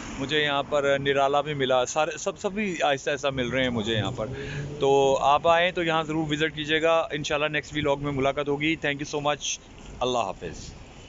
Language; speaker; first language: Urdu; native; Urdu